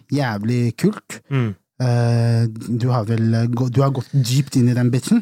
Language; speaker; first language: Norwegian; early bilingual, other home language; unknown